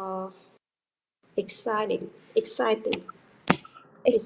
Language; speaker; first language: English; non-native, learner; Vietnamese